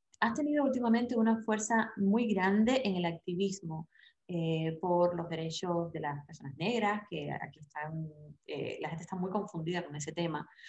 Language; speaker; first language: Spanish; native; Spanish